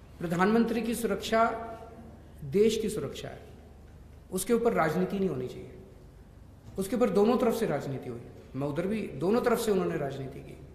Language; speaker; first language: Hindi; native; Hindi